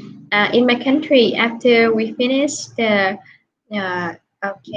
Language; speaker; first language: English; non-native, fluent; Vietnamese